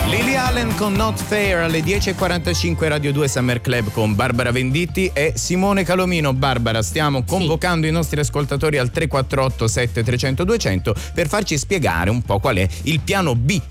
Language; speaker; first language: Italian; native; Italian